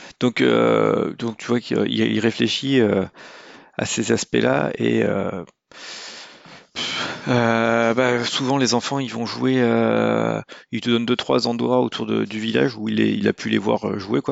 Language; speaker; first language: French; native; French